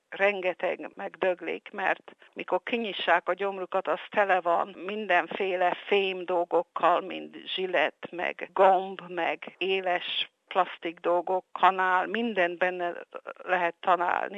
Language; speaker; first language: Hungarian; early bilingual, heritage; Hungarian